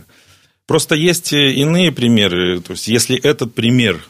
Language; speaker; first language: Russian; native; Russian